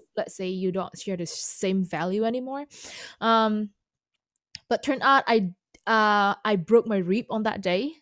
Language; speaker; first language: English; non-native, fluent; Indonesian